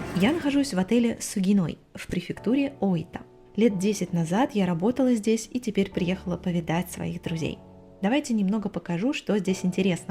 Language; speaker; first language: Russian; native; Russian